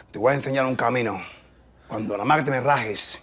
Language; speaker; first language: Spanish; native; Spanish